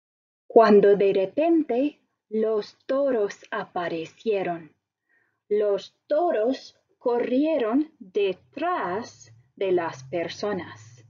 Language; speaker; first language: Spanish; non-native, fluent; English